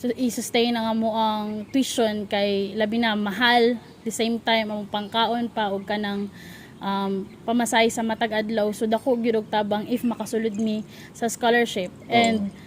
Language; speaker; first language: Cebuano; non-native, local second language; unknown